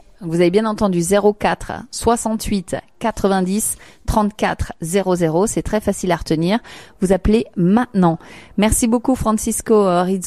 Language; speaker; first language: French; native; French